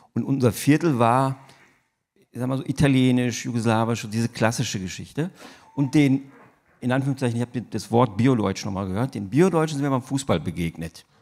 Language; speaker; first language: German; early bilingual, other home language; Turkish